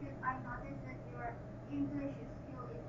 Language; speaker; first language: English; non-native, local second language; Filipino